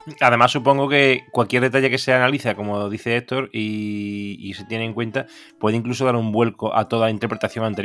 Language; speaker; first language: Spanish; native; Spanish